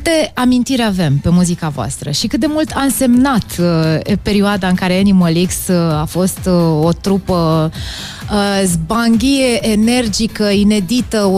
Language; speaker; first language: Romanian; native; Romanian